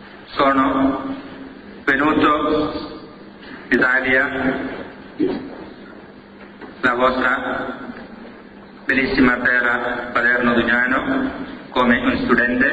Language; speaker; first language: Italian; non-native, fluent; Malayalam